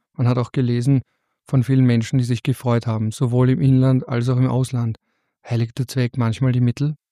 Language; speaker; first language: German; native; German